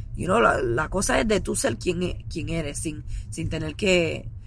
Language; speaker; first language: Spanish; early bilingual, heritage; Spanish